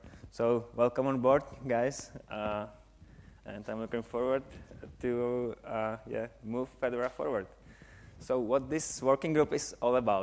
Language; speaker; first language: English; non-native, fluent; Czech